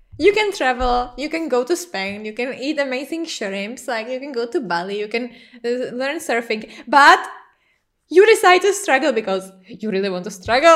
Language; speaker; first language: English; non-native, fluent; Czech